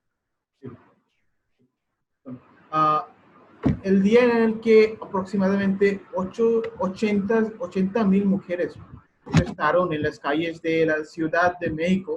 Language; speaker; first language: Spanish; non-native, learner; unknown